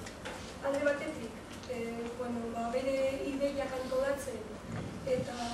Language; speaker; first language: Basque; non-native, local second language; Spanish